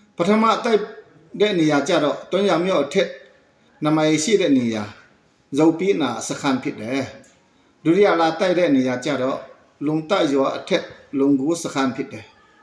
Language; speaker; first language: Burmese; non-native, local second language; Hakha Chin